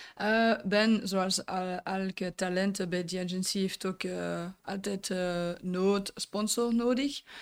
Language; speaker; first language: Dutch; non-native, local second language; French